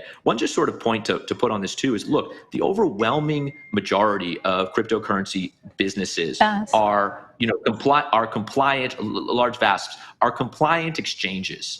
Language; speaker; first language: English; native; English